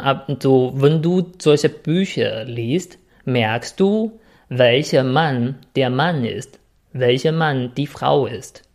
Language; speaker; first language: German; non-native, fluent; Chinese